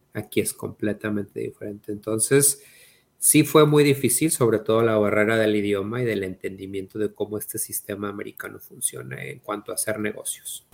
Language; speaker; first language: Spanish; native; Spanish